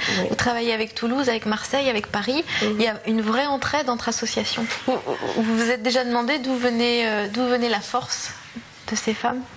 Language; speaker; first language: French; native; French